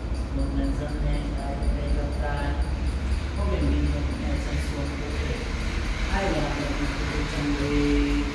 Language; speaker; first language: Vietnamese; non-native, learner; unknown